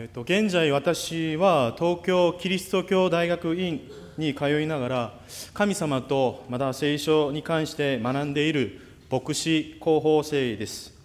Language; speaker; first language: Japanese; non-native, fluent; Korean